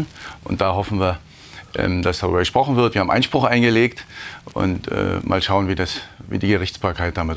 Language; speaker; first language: German; native; German